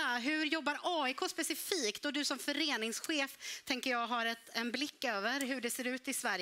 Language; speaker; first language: Swedish; native; Swedish